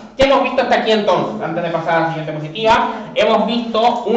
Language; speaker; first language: Spanish; native; Spanish